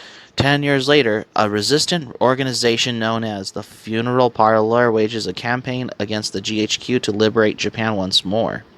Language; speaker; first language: English; native; English